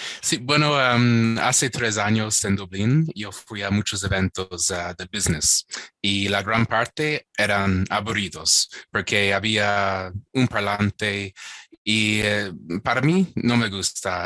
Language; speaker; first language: Spanish; non-native, fluent; English